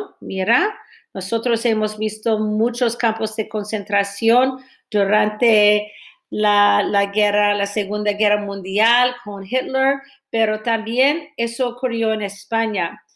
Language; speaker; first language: Spanish; non-native, fluent; English